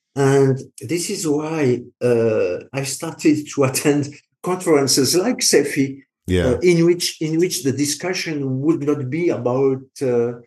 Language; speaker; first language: English; non-native, fluent; French